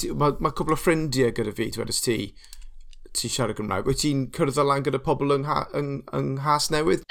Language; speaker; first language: Welsh; non-native, local second language; English